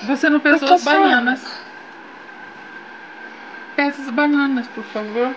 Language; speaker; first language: Portuguese; native; Portuguese